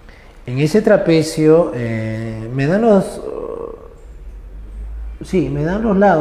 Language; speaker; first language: Spanish; native; Spanish